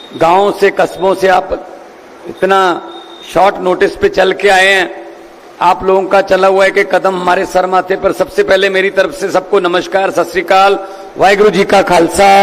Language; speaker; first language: Hindi; non-native, local second language; Punjabi